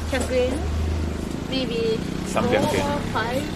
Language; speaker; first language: English; non-native, learner; Japanese